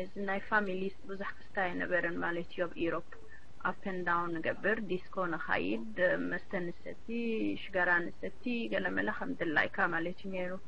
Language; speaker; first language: Tigrinya; early bilingual, heritage; Tigrinya